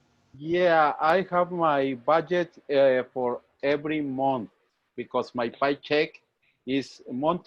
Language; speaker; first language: English; non-native, learner; Spanish